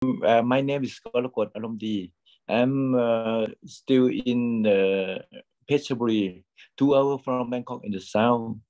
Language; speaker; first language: English; non-native, learner; Thai